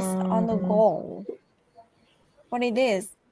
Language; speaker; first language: English; non-native, learner; Vietnamese